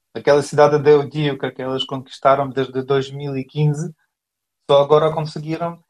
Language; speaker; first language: Portuguese; non-native, fluent; Ukrainian